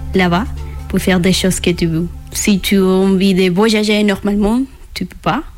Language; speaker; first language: French; non-native, learner; Spanish